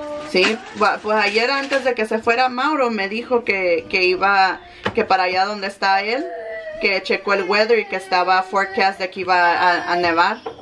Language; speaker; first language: Spanish; early bilingual, heritage; Spanish